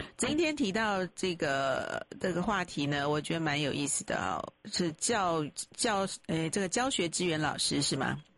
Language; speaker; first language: Chinese; native; Chinese